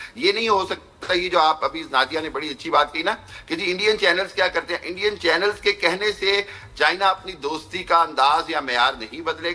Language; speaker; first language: Urdu; non-native, local second language; Punjabi